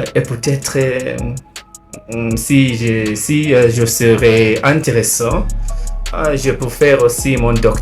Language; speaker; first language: French; non-native, learner; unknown